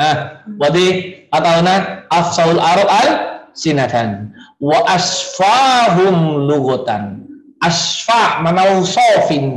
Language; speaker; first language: Arabic; non-native, fluent; Indonesian